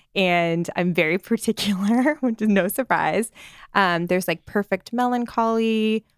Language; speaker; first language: English; native; English